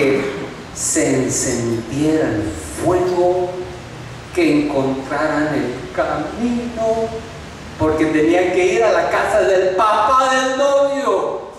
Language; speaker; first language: Spanish; native; Spanish